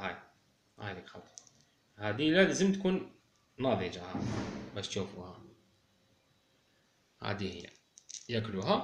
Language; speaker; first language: Arabic; native; Arabic